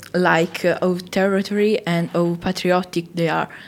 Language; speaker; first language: English; non-native, learner; Italian